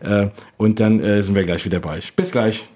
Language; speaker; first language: German; native; German